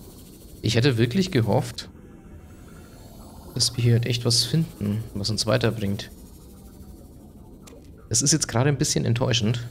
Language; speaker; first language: German; native; German